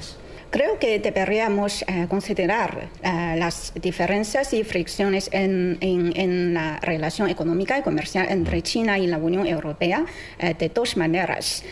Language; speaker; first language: Spanish; non-native, fluent; Chinese